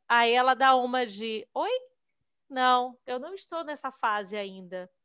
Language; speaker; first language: Portuguese; native; Portuguese